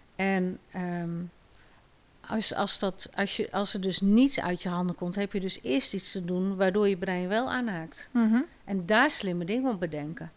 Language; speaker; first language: Dutch; native; Dutch